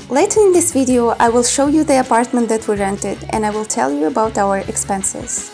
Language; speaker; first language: English; non-native, fluent; Kazakh